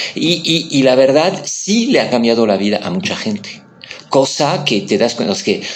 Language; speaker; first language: Spanish; non-native, fluent; French